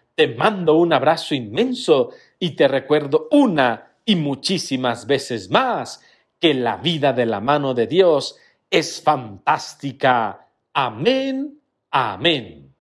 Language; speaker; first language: Spanish; native; Spanish